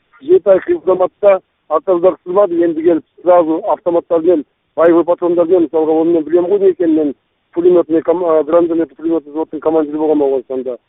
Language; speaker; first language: Kazakh; native; Kazakh